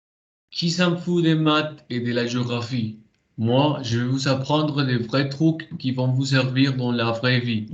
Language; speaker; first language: French; non-native, fluent; Spanish